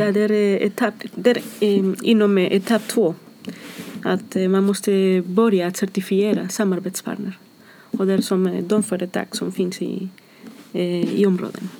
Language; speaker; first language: Swedish; non-native, fluent; Spanish